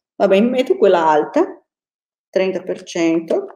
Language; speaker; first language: Italian; non-native, fluent; Portuguese